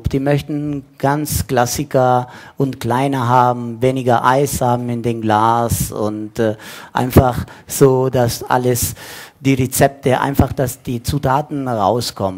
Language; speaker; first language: German; non-native, fluent; Italian